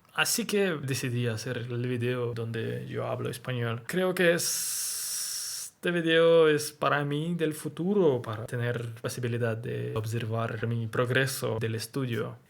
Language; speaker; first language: Spanish; non-native, learner; Russian